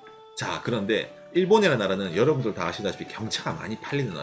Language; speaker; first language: Korean; native; Korean